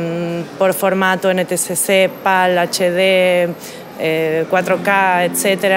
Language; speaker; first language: Spanish; native; Spanish